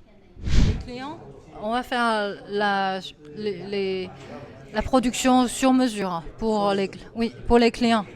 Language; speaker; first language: French; non-native, fluent; Chinese